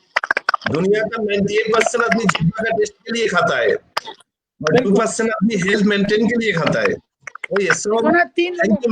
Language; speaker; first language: Hindi; non-native, learner; Bangla